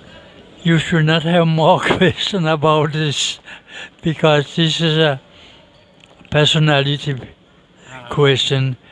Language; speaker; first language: English; non-native, learner; Danish